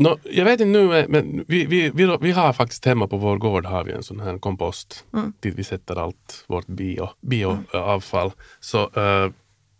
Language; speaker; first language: Swedish; native; Swedish